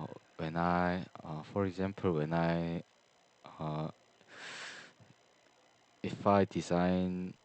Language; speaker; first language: English; non-native, learner; Korean